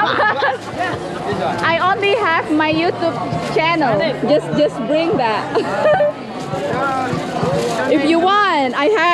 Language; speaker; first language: English; non-native, learner; Indonesian